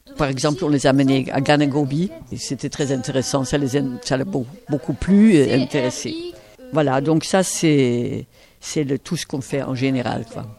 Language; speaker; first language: French; native; French